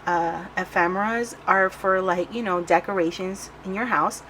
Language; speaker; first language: English; native; English